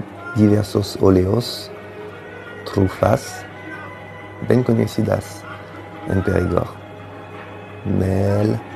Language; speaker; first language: Portuguese; non-native, fluent; French